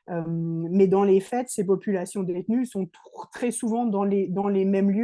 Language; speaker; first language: French; native; French